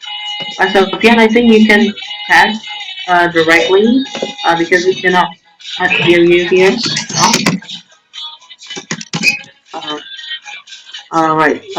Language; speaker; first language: English; non-native, fluent; Indonesian